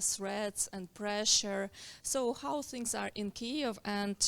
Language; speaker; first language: English; non-native, fluent; Ukrainian